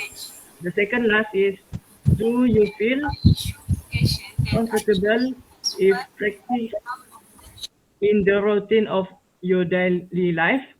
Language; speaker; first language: English; non-native, local second language; Malay